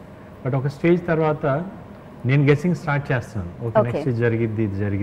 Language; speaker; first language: Telugu; native; Telugu